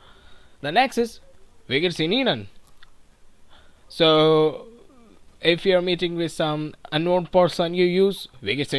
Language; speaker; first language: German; non-native, learner; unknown